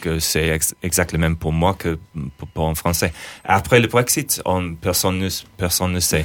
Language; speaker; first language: French; non-native, fluent; English